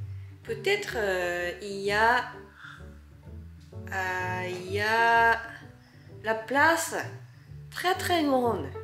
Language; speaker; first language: French; non-native, learner; Japanese